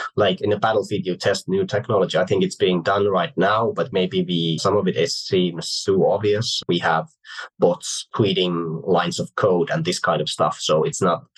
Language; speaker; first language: English; non-native, fluent; Finnish